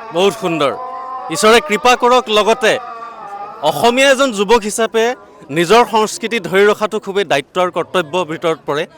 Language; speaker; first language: Assamese; native; Assamese